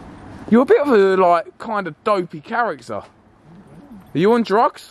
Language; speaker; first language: English; native; English